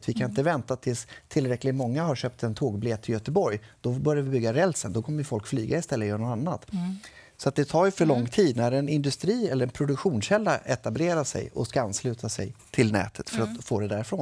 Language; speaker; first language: Swedish; native; Swedish